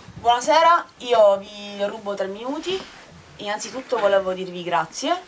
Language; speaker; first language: Italian; native; Italian